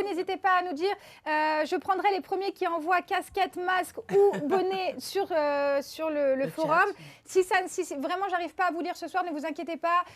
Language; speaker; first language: French; native; French